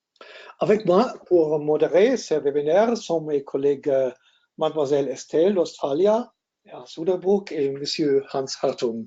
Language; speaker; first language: French; non-native, fluent; German